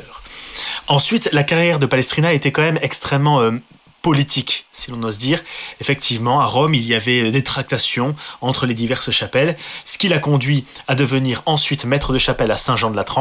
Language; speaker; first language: French; native; French